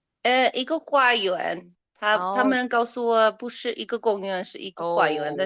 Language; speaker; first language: Chinese; non-native, learner; English